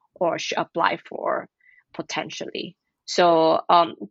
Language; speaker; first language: English; non-native, local second language; Chinese